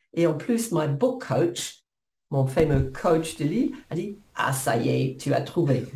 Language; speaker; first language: French; non-native, fluent; English